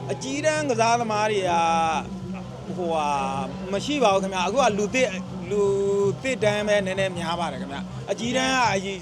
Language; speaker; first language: Burmese; non-native, local second language; Karen languages